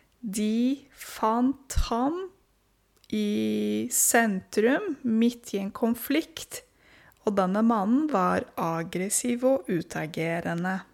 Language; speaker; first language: Norwegian; non-native, fluent; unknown